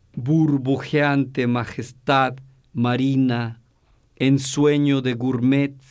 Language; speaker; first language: English; non-native, fluent; Spanish